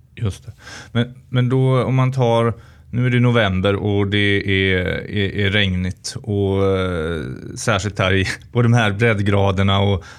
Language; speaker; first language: Swedish; native; Swedish